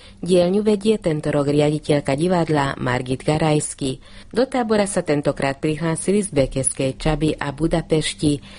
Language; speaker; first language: Slovak; non-native, local second language; Hungarian